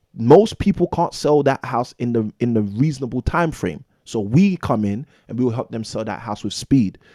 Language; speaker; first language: English; native; English